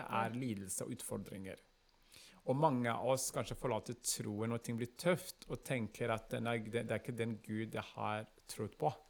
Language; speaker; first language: Norwegian; non-native, fluent; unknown